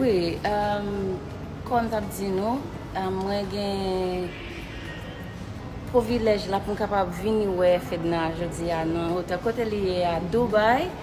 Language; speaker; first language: French; non-native, learner; Haitian Creole